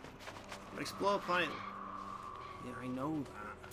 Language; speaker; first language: English; native; English